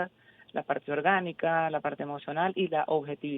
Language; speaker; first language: Spanish; native; Spanish